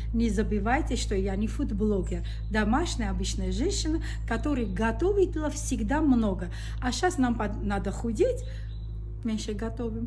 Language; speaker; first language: Russian; non-native, local second language; Armenian